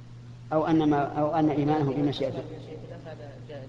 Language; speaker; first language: Arabic; native; Arabic